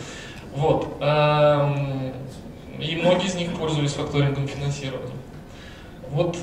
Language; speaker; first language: Russian; native; Russian